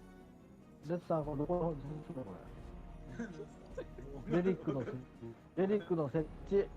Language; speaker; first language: Japanese; native; Japanese